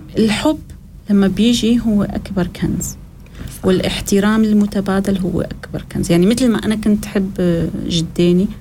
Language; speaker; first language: Arabic; native; Arabic